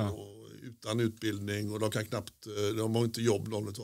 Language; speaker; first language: Swedish; native; Swedish